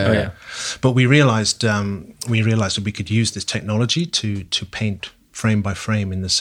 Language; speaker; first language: English; native; English